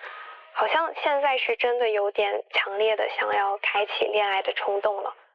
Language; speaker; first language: Chinese; native; Chinese